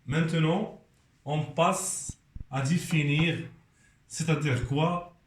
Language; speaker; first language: French; non-native, local second language; Arabic